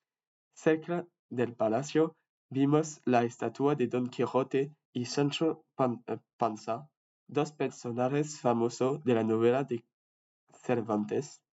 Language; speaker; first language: Spanish; non-native, learner; French